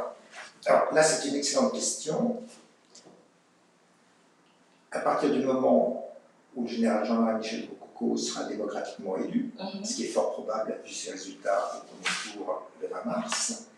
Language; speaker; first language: French; native; French